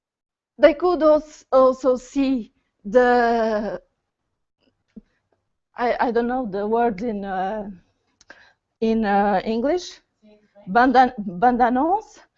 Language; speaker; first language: English; non-native, learner; Portuguese